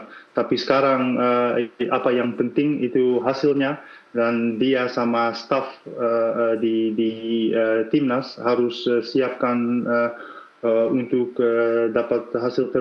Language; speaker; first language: Indonesian; non-native, fluent; Dutch